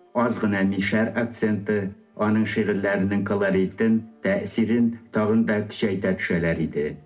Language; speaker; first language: Tatar; early bilingual, heritage; Tatar